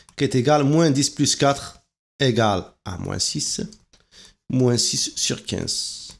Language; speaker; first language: French; non-native, local second language; Arabic